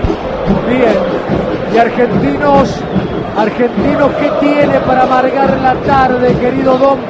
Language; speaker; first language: Spanish; native; Spanish